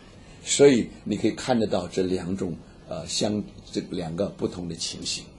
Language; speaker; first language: Chinese; native; Chinese